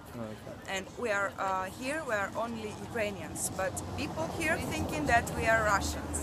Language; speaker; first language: English; non-native, learner; Russian